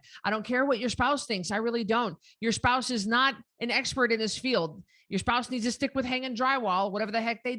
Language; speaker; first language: English; native; English